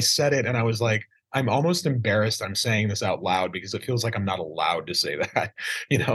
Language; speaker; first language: English; native; English